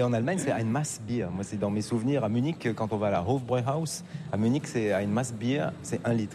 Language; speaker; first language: French; native; French